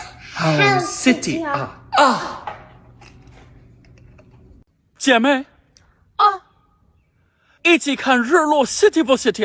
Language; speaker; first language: Chinese; non-native, fluent; English